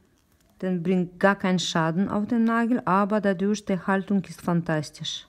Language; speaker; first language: German; non-native, learner; Russian